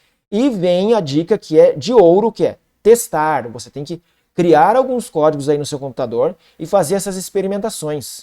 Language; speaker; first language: Portuguese; native; Portuguese